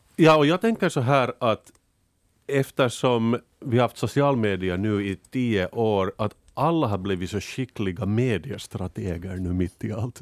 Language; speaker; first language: Swedish; native; Swedish